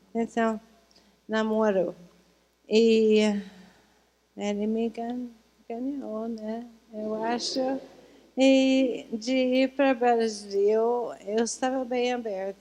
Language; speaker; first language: Portuguese; non-native, fluent; English